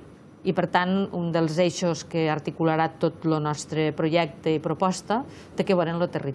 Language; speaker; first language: Catalan; native; Catalan